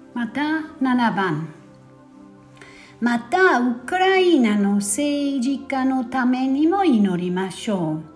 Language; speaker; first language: Japanese; non-native, fluent; German